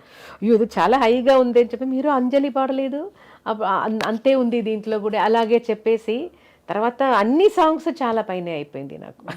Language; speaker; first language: Telugu; non-native, local second language; Malayalam